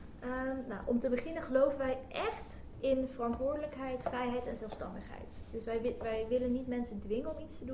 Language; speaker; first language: Dutch; native; Dutch